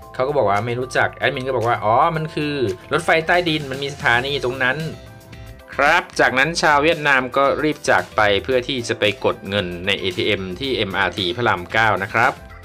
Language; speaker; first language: Thai; native; Thai